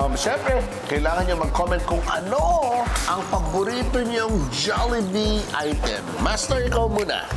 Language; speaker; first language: Filipino; native; Filipino